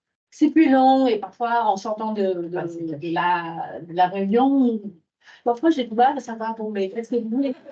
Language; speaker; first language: French; non-native, fluent; Vietnamese